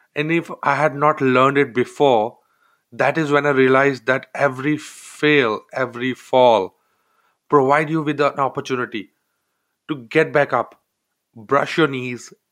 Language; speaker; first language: English; non-native, local second language; Hindi